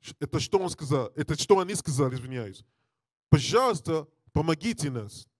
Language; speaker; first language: Russian; non-native, learner; English